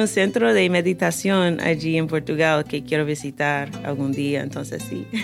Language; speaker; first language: Spanish; non-native, fluent; English